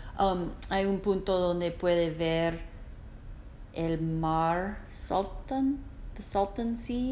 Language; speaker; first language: Spanish; non-native, learner; English